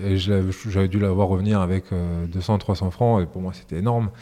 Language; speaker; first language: French; early bilingual, other home language; Serbian